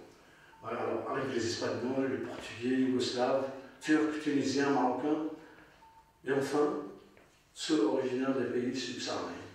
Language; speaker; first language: French; non-native, local second language; Arabic